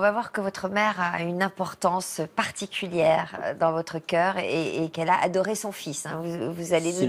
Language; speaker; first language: French; native; French